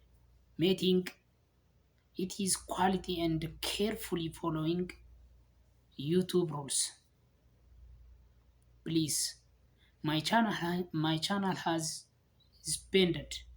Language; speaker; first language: English; non-native, learner; Amharic